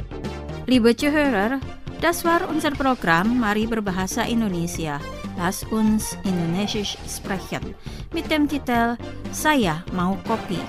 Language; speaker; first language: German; non-native, fluent; Indonesian